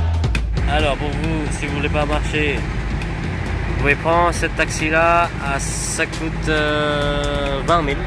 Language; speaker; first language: French; non-native, fluent; Indonesian